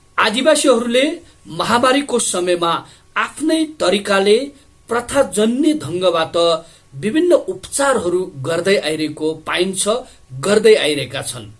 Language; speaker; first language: Nepali; non-native, local second language; Newari